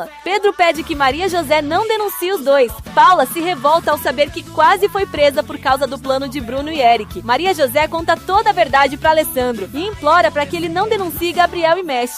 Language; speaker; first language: Portuguese; native; Portuguese